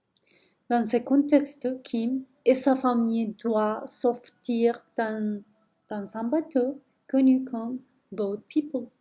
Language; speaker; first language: French; non-native, learner; Spanish